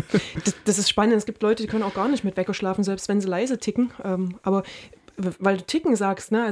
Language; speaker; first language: German; native; German